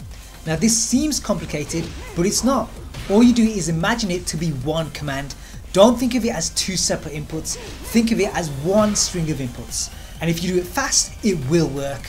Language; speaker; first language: English; native; English